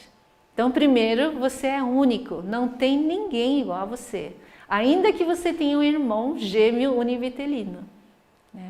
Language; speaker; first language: Portuguese; native; Portuguese